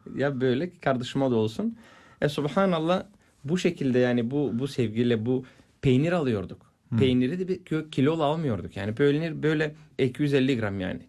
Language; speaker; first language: Turkish; non-native, fluent; Bulgarian